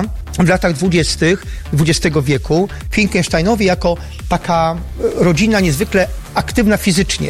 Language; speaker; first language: Polish; native; Polish